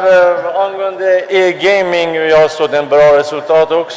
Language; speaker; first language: Swedish; non-native, fluent; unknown